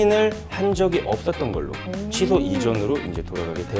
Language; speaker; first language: Korean; native; Korean